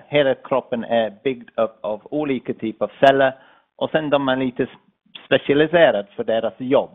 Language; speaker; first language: Swedish; non-native, fluent; English